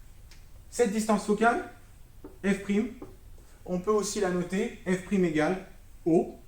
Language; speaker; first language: French; native; French